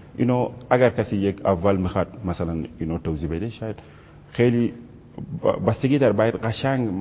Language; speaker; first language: Persian; non-native, fluent; Wolof